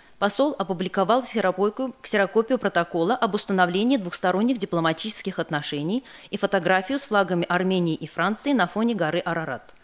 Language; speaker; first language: Russian; non-native, local second language; Armenian